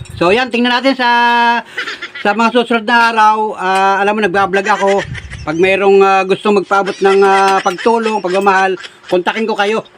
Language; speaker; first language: Filipino; native; Filipino